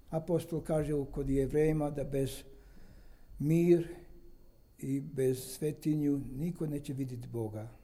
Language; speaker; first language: Serbian; non-native, fluent; Romanian